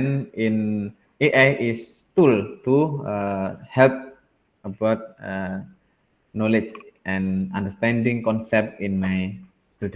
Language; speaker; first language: English; non-native, learner; Indonesian